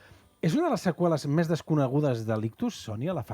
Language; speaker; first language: Catalan; native; Catalan